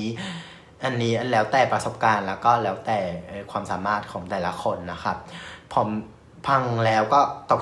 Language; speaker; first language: Thai; non-native, fluent; Vietnamese